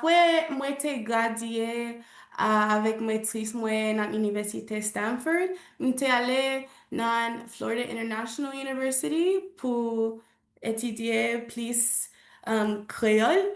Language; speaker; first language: Haitian Creole; non-native, learner; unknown